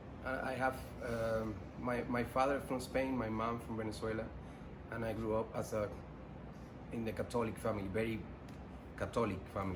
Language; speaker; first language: English; non-native, learner; Spanish